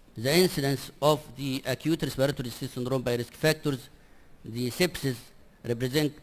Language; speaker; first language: English; non-native, fluent; Arabic